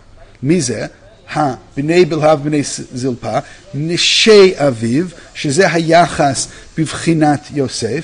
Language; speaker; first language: Hebrew; non-native, fluent; English